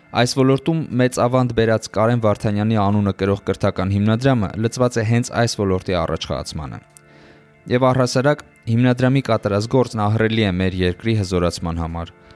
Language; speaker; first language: Armenian; native; Armenian